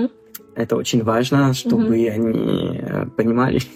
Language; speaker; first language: Russian; non-native, fluent; French